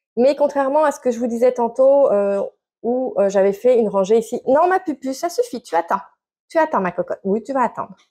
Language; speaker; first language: French; native; French